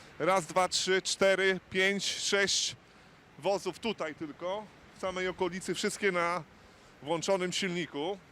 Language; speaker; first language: Polish; native; Polish